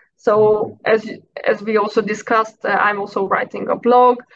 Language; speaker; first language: English; non-native, fluent; Hungarian